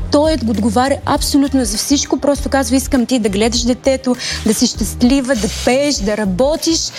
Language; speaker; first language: Bulgarian; early bilingual, heritage; Bulgarian